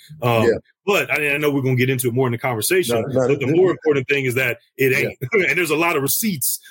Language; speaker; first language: English; native; English